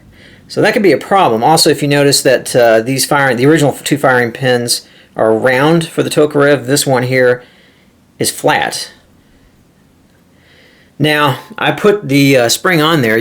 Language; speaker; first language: English; native; English